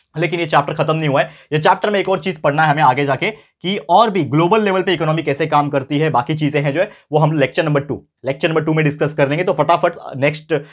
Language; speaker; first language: Hindi; native; Hindi